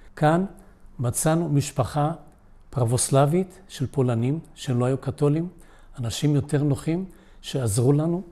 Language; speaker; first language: Hebrew; early bilingual, other home language; Polish